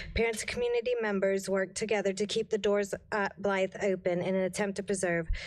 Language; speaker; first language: English; non-native, fluent; French